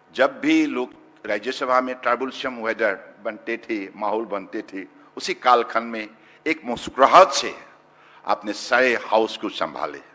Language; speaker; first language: Hindi; non-native, local second language; Assamese